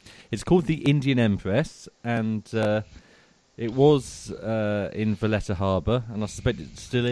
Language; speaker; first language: English; native; English